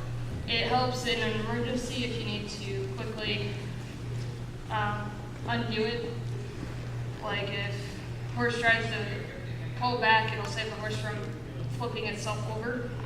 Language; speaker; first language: English; native; English